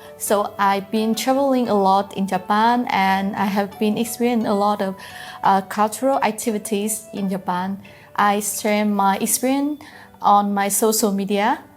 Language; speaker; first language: English; non-native, local second language; Vietnamese